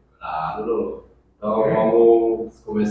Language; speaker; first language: Portuguese; non-native, fluent; Chinese